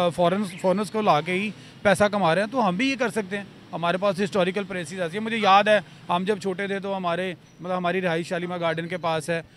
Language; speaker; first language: Urdu; native; Urdu